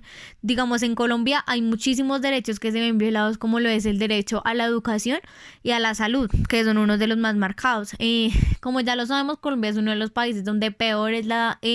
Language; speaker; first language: Spanish; native; Spanish